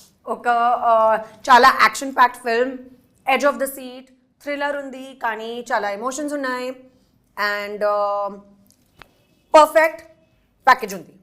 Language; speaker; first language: Telugu; non-native, learner; Hindi